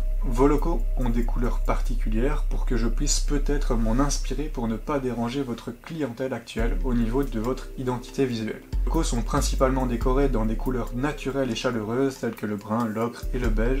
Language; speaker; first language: French; native; French